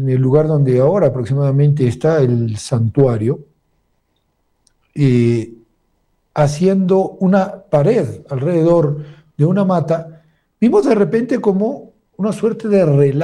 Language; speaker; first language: Spanish; native; Spanish